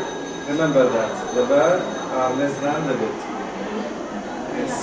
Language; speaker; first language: English; non-native, learner; Arabic